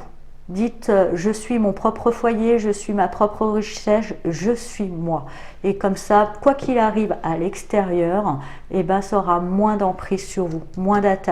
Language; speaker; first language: French; native; French